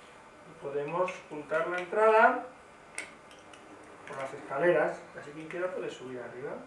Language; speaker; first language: Spanish; native; Spanish